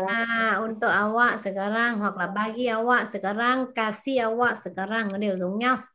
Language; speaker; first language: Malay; non-native, fluent; Vietnamese